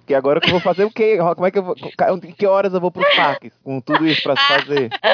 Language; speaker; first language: Portuguese; native; Portuguese